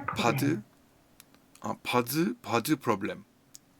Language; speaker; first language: French; non-native, learner; English